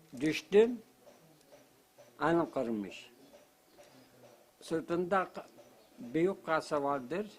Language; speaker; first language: Turkish; non-native, local second language; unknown